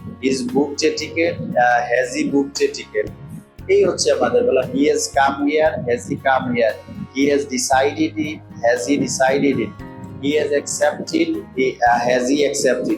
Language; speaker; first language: English; non-native, local second language; Sylheti